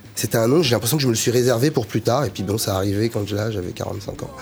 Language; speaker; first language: French; native; French